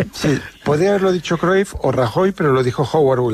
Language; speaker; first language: Spanish; native; Spanish